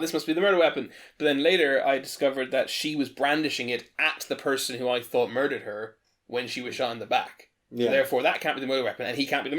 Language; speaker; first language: English; native; English